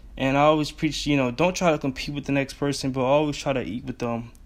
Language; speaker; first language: English; native; English